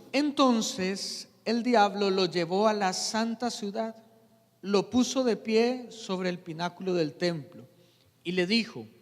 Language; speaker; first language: Spanish; native; Spanish